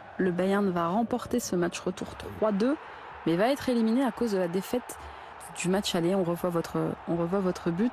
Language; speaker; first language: French; native; French